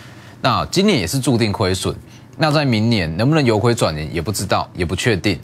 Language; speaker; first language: Chinese; native; Chinese